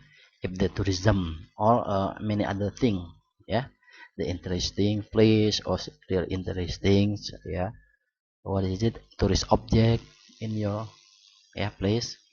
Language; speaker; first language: English; non-native, learner; Indonesian